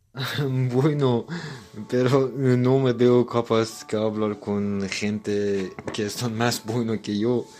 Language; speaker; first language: Spanish; non-native, learner; Persian